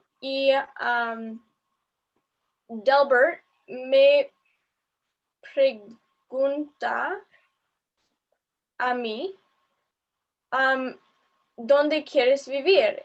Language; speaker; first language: Spanish; non-native, learner; English